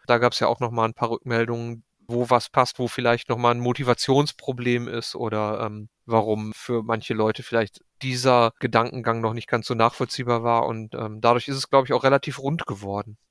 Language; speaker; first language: German; native; German